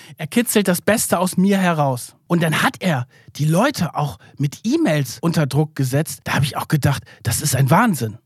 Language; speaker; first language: German; early bilingual, other home language; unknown